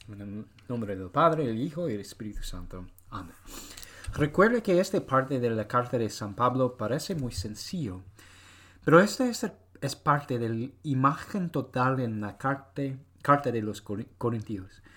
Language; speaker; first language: Spanish; non-native, learner; English